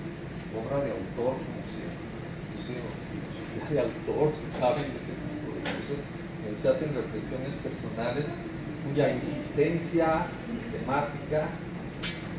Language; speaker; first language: Spanish; native; Spanish